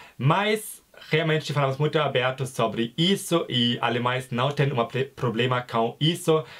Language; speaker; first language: Portuguese; non-native, fluent; German